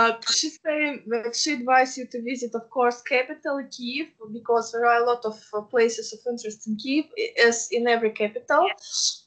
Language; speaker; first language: English; non-native, fluent; Russian